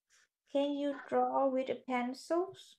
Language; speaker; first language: English; non-native, fluent; Vietnamese